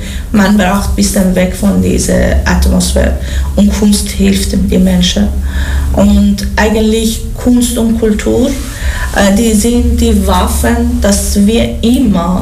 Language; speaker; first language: German; non-native, learner; Persian